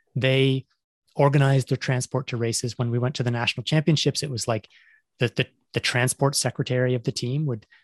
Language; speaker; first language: English; native; English